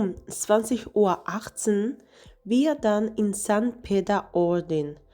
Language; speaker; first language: German; non-native, fluent; Spanish